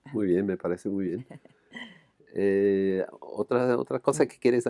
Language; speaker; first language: Spanish; non-native, fluent; English